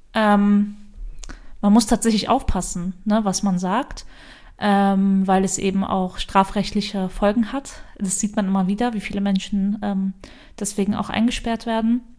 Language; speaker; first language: German; early bilingual, other home language; Turkish